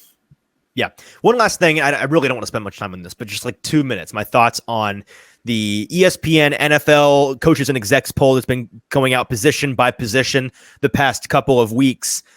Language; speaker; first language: English; native; English